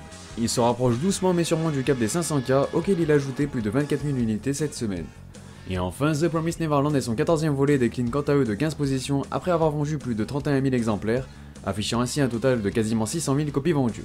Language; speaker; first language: French; native; French